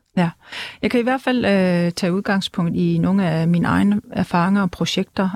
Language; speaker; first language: Danish; non-native, local second language; Kalaallisut